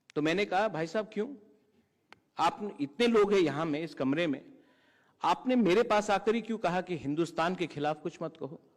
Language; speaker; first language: Hindi; non-native, local second language; Kok Borok